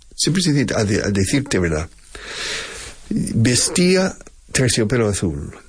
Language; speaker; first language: Spanish; non-native, fluent; English